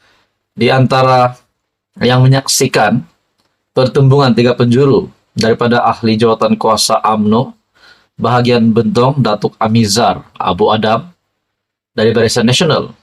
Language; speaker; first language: Malay; native; Malay